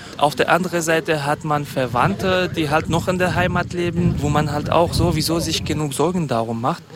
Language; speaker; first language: German; non-native, fluent; Kurdish